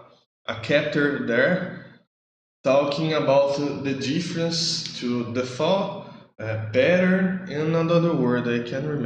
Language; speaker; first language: English; non-native, learner; Portuguese